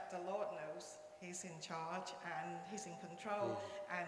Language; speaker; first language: English; non-native, local second language; Cantonese